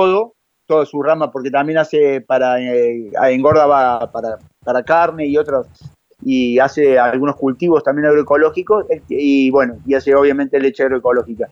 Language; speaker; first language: Spanish; native; Spanish